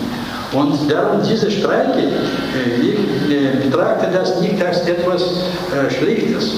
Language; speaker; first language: German; non-native, fluent; Russian